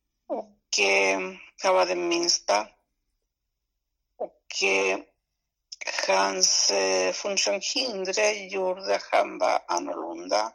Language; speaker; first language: Swedish; non-native, fluent; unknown